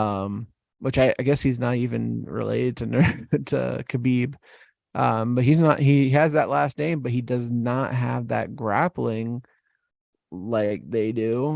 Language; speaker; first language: English; native; English